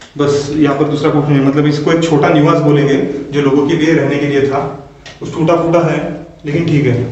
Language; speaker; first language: Hindi; non-native, local second language; Marathi